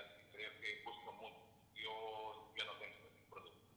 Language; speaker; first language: Spanish; non-native, learner; Portuguese